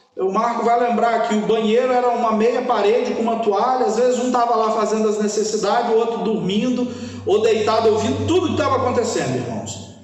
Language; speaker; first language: Portuguese; native; Portuguese